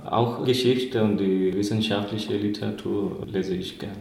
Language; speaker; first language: German; non-native, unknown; Spanish